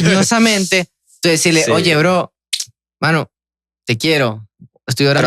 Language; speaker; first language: Spanish; native; Spanish